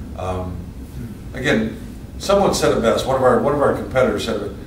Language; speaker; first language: English; native; English